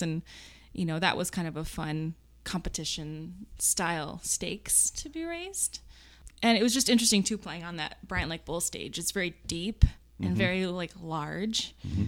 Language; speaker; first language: English; native; English